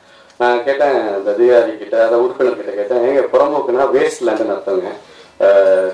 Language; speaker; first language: Tamil; native; Tamil